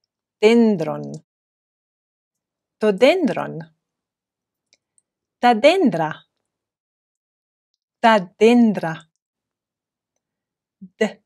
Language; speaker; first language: Greek; non-native, fluent; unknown